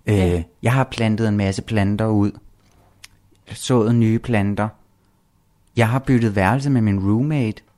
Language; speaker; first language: Danish; native; Danish